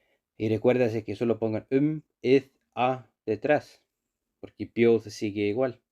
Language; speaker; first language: Spanish; non-native, fluent; Icelandic